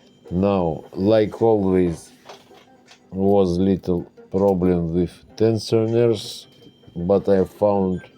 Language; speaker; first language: English; non-native, learner; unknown